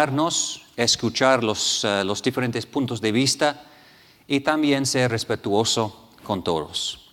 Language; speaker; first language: Spanish; non-native, fluent; English